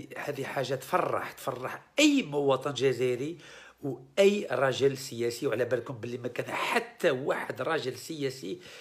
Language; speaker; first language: Arabic; early bilingual, heritage; Arabic